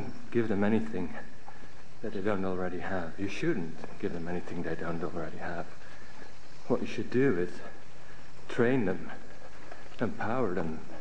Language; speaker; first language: English; non-native, fluent; Dutch